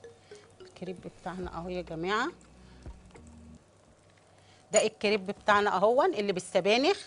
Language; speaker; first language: Arabic; native; Arabic